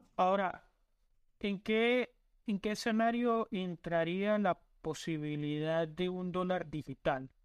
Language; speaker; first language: Spanish; native; Spanish